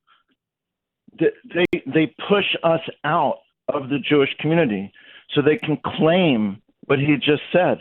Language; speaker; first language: English; native; English